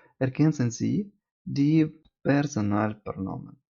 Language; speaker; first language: German; non-native, fluent; Ukrainian